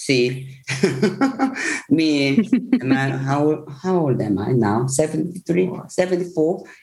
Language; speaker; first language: English; non-native, learner; Korean